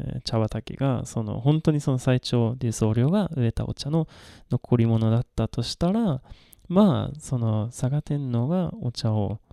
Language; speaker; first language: Japanese; non-native, fluent; Swedish